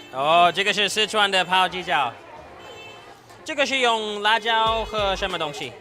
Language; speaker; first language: Chinese; non-native, learner; English